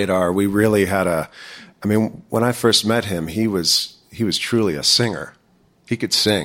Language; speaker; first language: English; native; English